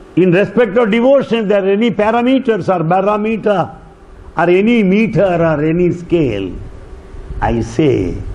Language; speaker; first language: English; non-native, local second language; Telugu